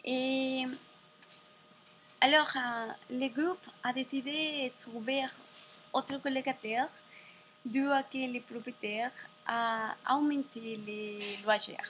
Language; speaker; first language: French; non-native, learner; Spanish